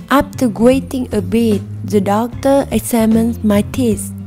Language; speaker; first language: English; non-native, learner; Vietnamese